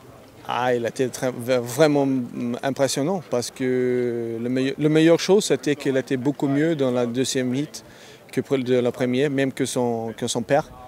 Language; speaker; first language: French; non-native, fluent; Swedish